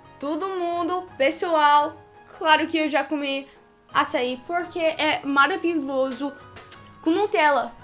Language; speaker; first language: Portuguese; early bilingual, heritage; Portuguese